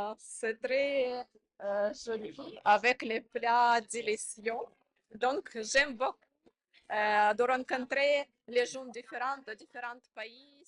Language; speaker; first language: French; non-native, learner; Ukrainian